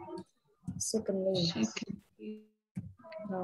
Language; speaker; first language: English; non-native, learner; Vietnamese